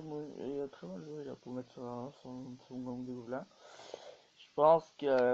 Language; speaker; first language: French; native; French